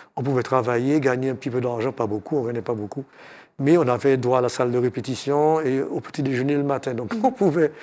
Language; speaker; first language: French; native; French